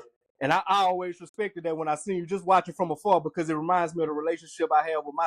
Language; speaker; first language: English; native; English